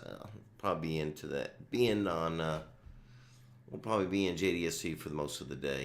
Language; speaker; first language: English; native; English